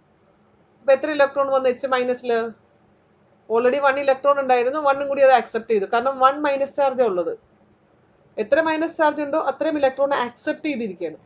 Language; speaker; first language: Malayalam; native; Malayalam